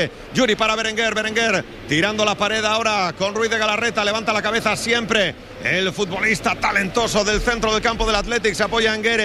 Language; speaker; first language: Spanish; native; Spanish